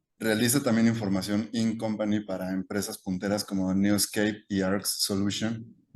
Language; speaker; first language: Spanish; native; Spanish